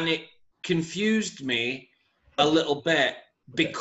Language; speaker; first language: English; native; English